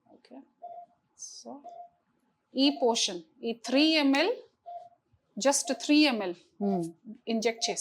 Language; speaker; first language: Telugu; non-native, fluent; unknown